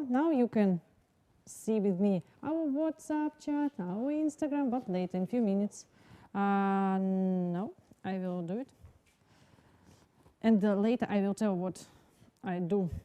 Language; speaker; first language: English; non-native, learner; Russian